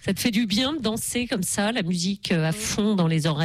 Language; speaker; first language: French; native; French